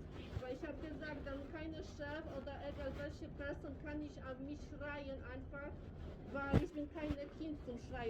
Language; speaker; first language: German; non-native, learner; Polish